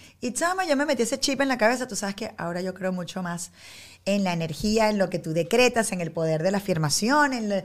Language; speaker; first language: Spanish; native; Spanish